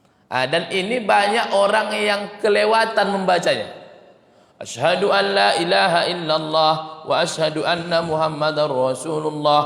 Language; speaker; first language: Indonesian; native; Indonesian